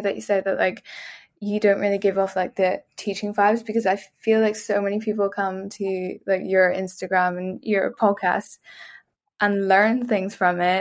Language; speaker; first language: English; native; English